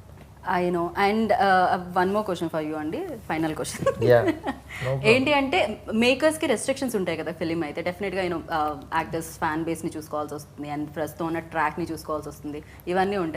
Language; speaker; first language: Telugu; native; Telugu